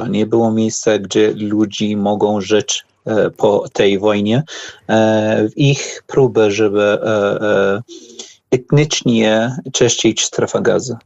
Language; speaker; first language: Polish; non-native, learner; Arabic